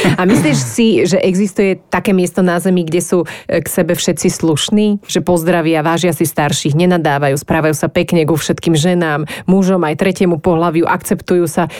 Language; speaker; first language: Slovak; native; Slovak